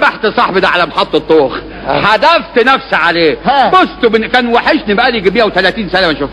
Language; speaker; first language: Arabic; native; Arabic